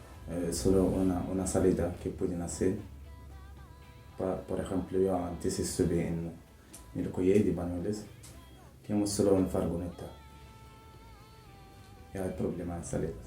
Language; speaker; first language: Spanish; non-native, learner; Arabic